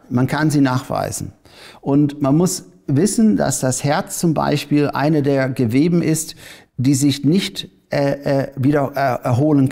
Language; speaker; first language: German; non-native, fluent; English